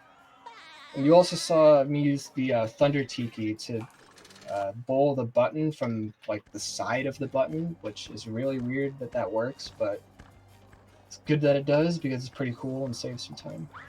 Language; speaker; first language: English; native; English